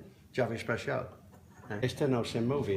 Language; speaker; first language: Spanish; non-native, learner; English